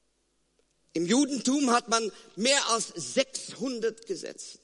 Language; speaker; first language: German; non-native, fluent; Afrikaans